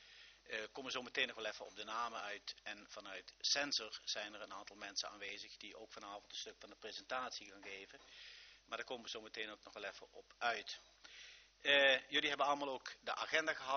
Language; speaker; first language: Dutch; native; Dutch